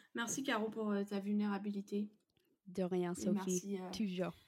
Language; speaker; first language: French; native; French